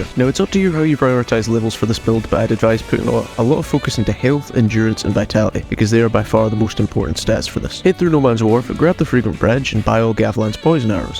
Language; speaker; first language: English; native; English